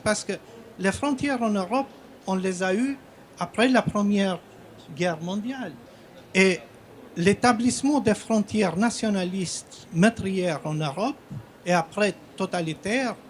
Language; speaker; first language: French; non-native, fluent; Albanian